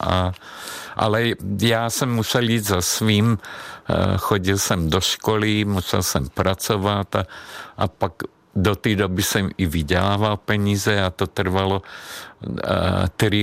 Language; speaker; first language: Czech; non-native, fluent; Hungarian